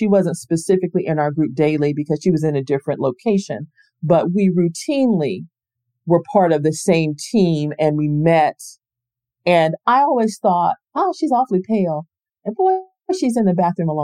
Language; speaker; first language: English; native; English